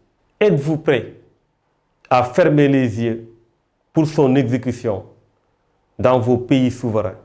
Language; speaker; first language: French; non-native, local second language; Wolof